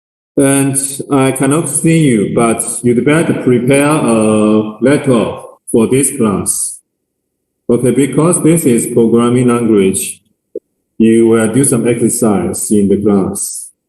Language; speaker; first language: English; non-native, learner; Chinese